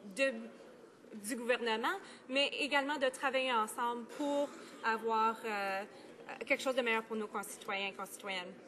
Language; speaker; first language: French; native; French